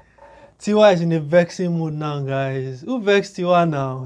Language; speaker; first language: English; non-native, local second language; Yoruba